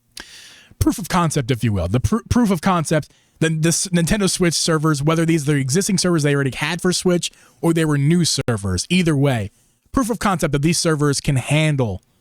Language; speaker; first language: English; native; English